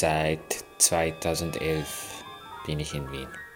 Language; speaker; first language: German; non-native, fluent; Finnish